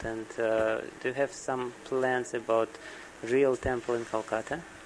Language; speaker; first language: English; non-native, learner; Russian